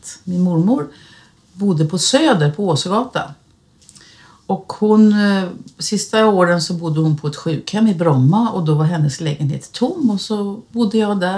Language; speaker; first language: Swedish; native; Swedish